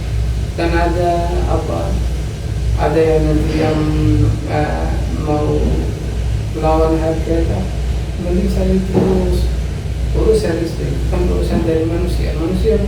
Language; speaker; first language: Indonesian; non-native, learner; Arabic